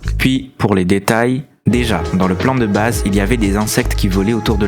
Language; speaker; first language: French; native; French